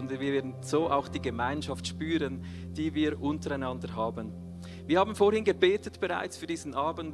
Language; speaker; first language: German; native; German